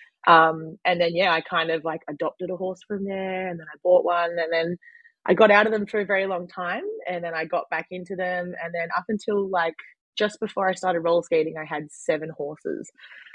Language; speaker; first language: English; native; English